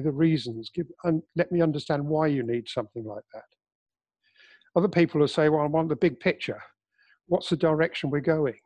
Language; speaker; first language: English; native; English